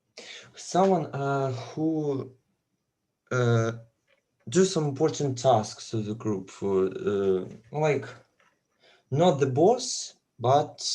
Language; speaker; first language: English; non-native, learner; Russian